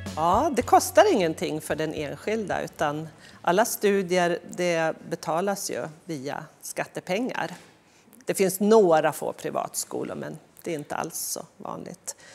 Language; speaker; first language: Swedish; native; Swedish